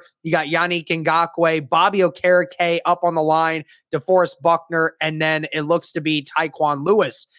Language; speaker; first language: English; native; English